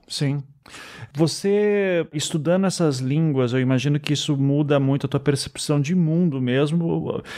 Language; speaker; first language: Portuguese; native; Portuguese